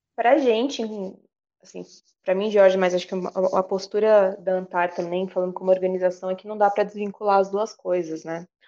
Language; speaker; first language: Portuguese; native; Portuguese